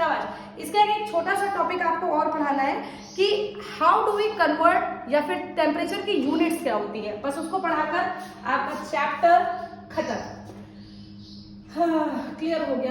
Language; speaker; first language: Hindi; native; Hindi